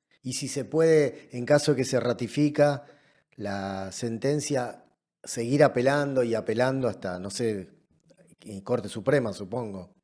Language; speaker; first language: Spanish; native; Spanish